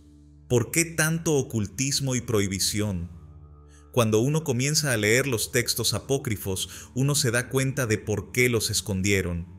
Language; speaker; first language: Spanish; native; Spanish